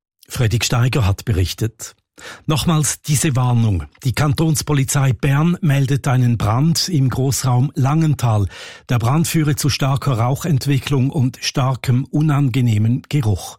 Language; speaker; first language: German; native; German